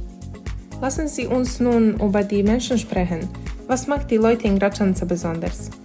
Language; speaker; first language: German; non-native, learner; Bosnian